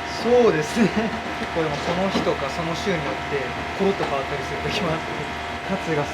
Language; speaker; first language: Japanese; native; Japanese